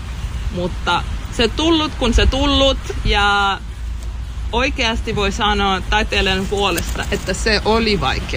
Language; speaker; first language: Finnish; non-native, fluent; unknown